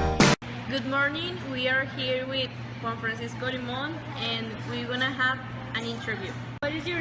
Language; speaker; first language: English; non-native, learner; Spanish